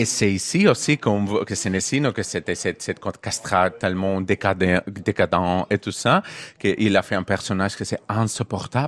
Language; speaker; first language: French; non-native, learner; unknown